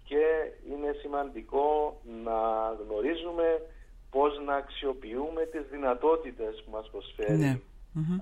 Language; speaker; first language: Greek; native; Greek